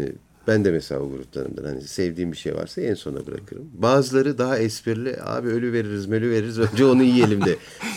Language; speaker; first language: Turkish; native; Turkish